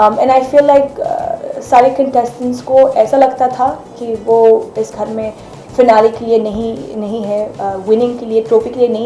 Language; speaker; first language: Hindi; non-native, fluent; Arabic